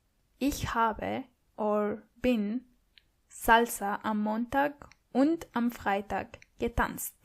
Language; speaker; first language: German; non-native, fluent; English